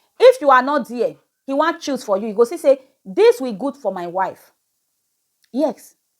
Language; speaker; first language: Nigerian Pidgin; native; Nigerian Pidgin